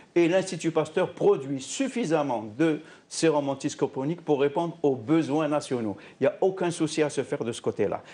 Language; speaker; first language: French; non-native, local second language; Arabic